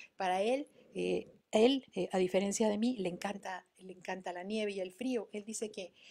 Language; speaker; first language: Spanish; native; Spanish